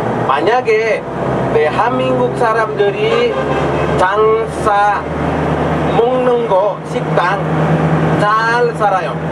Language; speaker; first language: Korean; non-native, learner; Indonesian